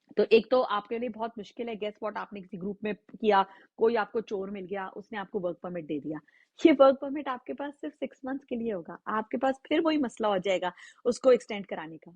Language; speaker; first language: Urdu; native; Urdu